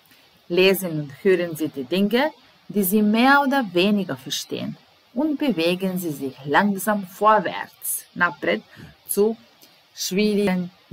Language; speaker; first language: German; non-native, fluent; Serbian